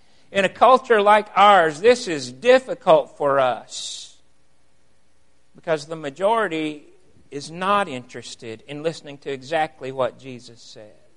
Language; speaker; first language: English; native; English